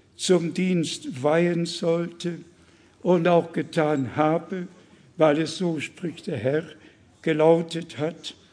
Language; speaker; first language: German; native; German